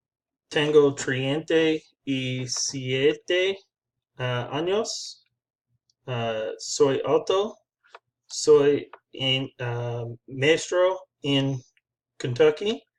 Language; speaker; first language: Spanish; non-native, learner; English